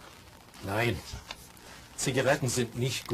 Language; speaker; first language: German; non-native, fluent; English